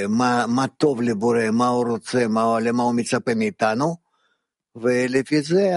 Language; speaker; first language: Hebrew; non-native, fluent; Russian